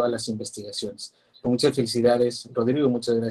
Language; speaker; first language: Spanish; native; Spanish